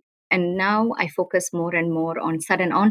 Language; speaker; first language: English; non-native, local second language; Tamil